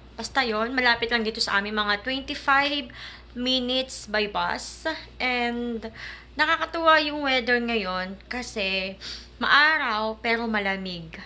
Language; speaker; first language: Filipino; native; Filipino